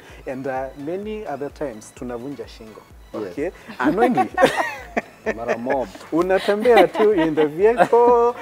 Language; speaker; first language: English; non-native, local second language; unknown